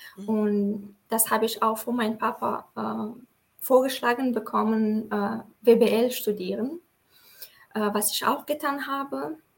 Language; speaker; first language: German; non-native, fluent; Tajik